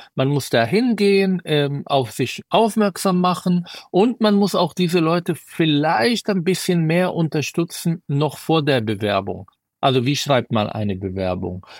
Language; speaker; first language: German; non-native, fluent; Arabic